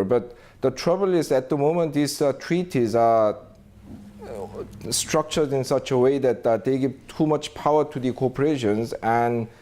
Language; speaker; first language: English; non-native, fluent; Korean